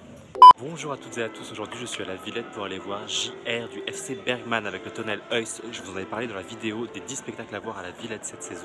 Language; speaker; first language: French; native; French